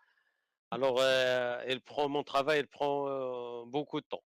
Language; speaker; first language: French; non-native, learner; Arabic